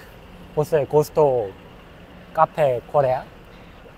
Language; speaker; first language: Portuguese; non-native, learner; Korean